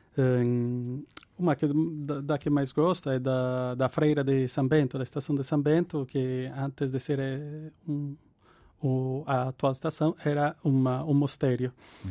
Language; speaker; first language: Portuguese; non-native, fluent; Italian